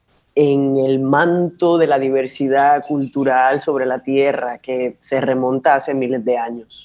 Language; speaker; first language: Spanish; native; Spanish